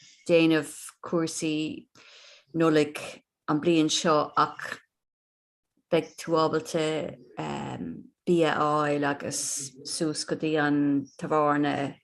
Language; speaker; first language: Irish; non-native, learner; English